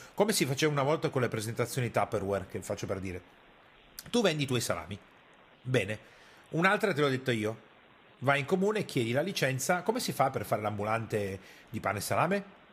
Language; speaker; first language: Italian; native; Italian